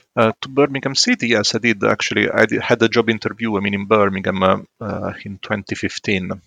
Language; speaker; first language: English; non-native, fluent; Italian